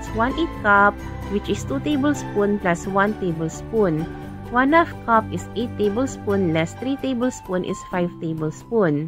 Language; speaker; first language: English; non-native, local second language; Filipino